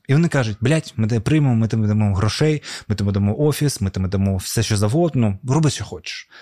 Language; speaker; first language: Ukrainian; non-native, local second language; Russian